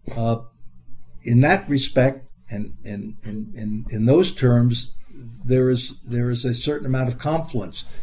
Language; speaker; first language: English; native; English